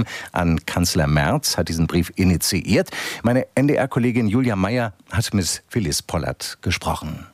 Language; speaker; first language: German; native; German